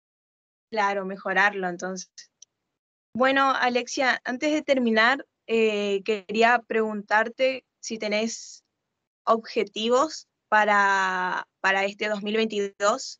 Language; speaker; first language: Spanish; native; Spanish